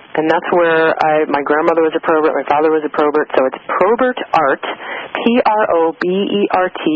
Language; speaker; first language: English; native; English